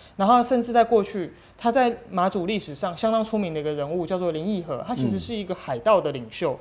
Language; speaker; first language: Chinese; native; Chinese